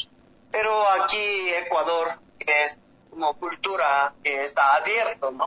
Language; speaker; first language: Spanish; non-native, learner; Korean